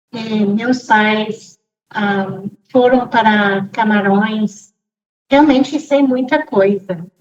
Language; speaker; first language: Portuguese; non-native, fluent; English